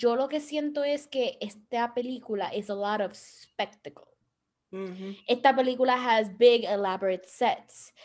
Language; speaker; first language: Spanish; early bilingual, heritage; Spanish